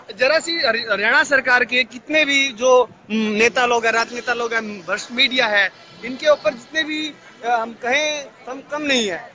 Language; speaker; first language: Hindi; native; Hindi